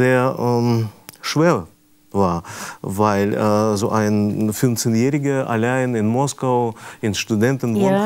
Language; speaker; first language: German; non-native, fluent; Russian